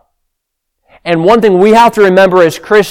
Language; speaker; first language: English; native; English